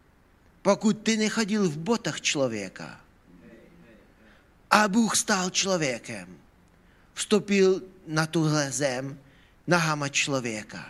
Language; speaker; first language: Czech; non-native, fluent; Ukrainian